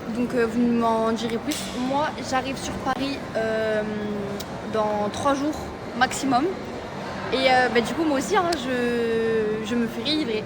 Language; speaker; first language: French; native; French